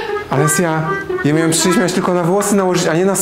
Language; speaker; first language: Polish; native; Polish